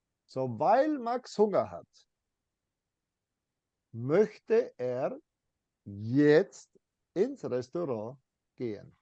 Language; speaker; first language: German; non-native, fluent; English